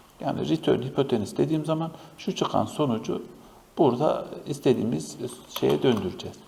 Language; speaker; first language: Turkish; native; Turkish